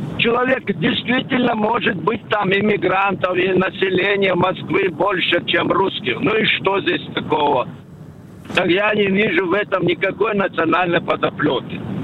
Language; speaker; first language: Russian; non-native, local second language; Chechen